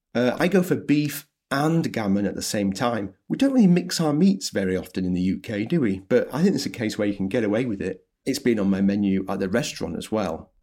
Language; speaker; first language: English; native; English